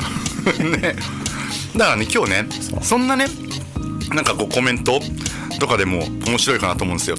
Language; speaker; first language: Japanese; native; Japanese